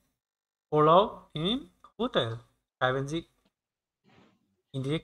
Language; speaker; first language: German; non-native, learner; Bangla